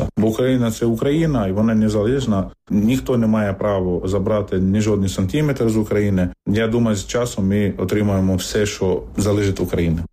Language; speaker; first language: Ukrainian; non-native, fluent; Arabic